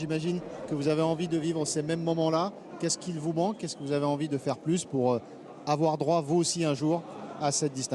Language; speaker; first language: French; native; French